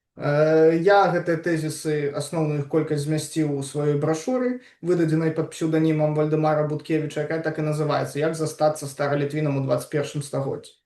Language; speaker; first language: Belarusian; non-native, local second language; Russian